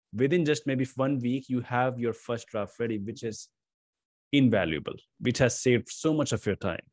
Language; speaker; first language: English; non-native, local second language; Hindi